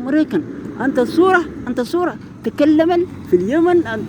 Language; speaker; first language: Arabic; non-native, learner; Somali